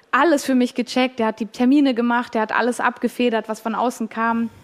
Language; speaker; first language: German; native; German